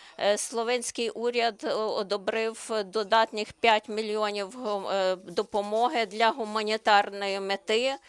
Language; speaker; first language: Ukrainian; non-native, learner; Slovenian